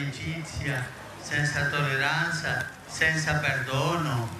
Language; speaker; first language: Italian; early bilingual, heritage; Spanish